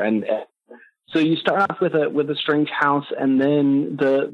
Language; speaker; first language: English; native; English